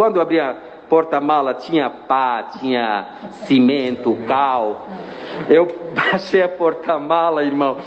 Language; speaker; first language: Portuguese; non-native, fluent; Arabic